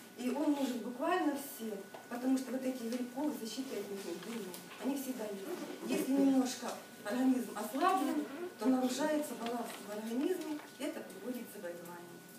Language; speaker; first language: Russian; native; Russian